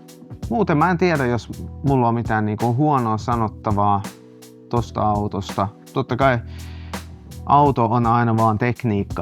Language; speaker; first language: Finnish; non-native, local second language; Swedish